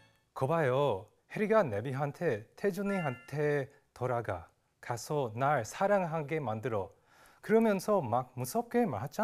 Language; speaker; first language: Korean; non-native, learner; English